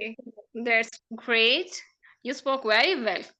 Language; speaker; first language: English; non-native, fluent; Urdu